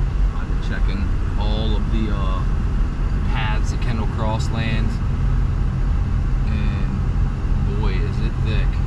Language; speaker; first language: English; native; English